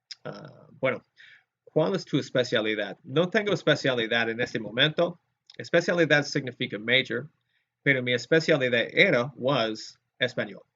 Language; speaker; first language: Spanish; non-native, fluent; English